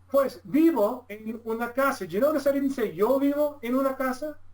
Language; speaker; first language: Spanish; non-native, fluent; English